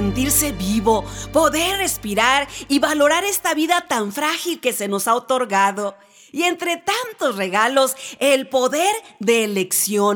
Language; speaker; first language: Spanish; native; Spanish